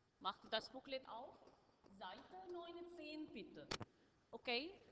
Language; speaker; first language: German; non-native, learner; Arabic